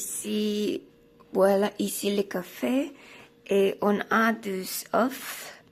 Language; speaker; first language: French; non-native, learner; Spanish